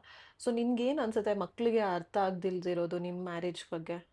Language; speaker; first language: Kannada; native; Kannada